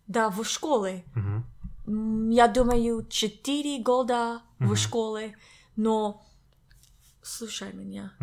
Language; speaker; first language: Russian; non-native, learner; English